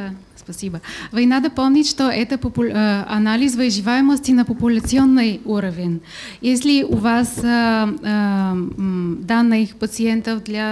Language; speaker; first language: Russian; non-native, learner; Bulgarian